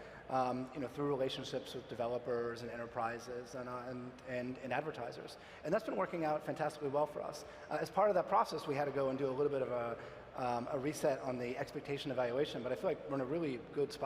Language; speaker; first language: English; native; English